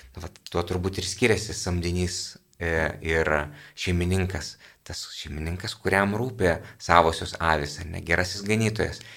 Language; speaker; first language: Lithuanian; native; Lithuanian